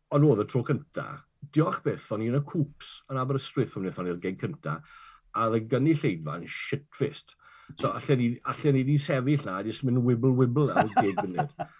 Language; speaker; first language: Welsh; native; Welsh